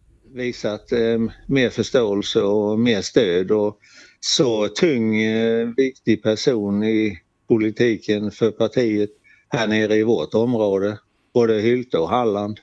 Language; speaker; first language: Swedish; native; Swedish